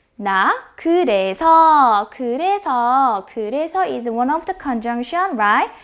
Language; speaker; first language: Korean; non-native, fluent; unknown